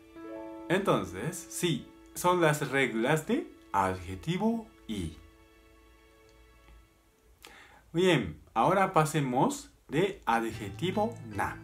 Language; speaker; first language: Spanish; non-native, fluent; Japanese